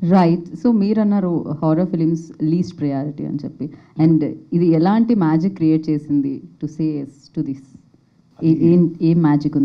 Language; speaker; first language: Telugu; native; Telugu